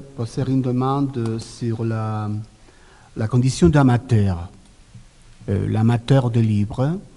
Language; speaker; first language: French; non-native, learner; Spanish